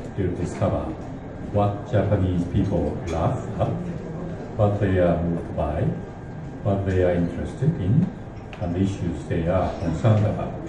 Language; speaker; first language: English; non-native, fluent; Japanese